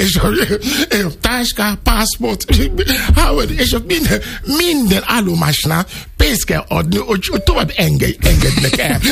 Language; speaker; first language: Hungarian; non-native, learner; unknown